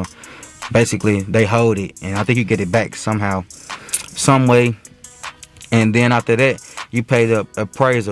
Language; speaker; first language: English; native; English